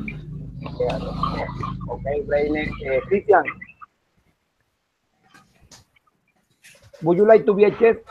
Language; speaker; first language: English; non-native, learner; Spanish